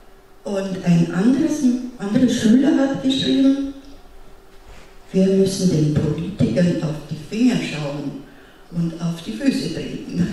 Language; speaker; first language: German; non-native, fluent; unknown